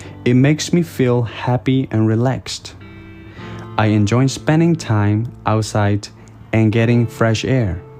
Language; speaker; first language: English; non-native, fluent; Burmese